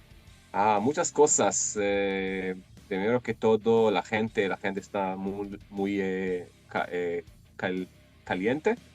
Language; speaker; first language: Spanish; non-native, learner; Hebrew